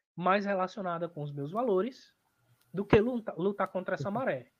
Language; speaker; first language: Portuguese; native; Portuguese